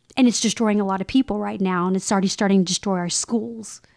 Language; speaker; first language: English; native; English